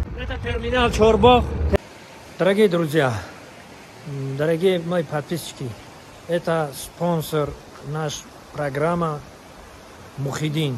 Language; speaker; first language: Russian; non-native, learner; Tajik